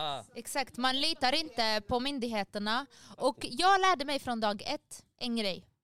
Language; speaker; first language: Swedish; early bilingual, other home language; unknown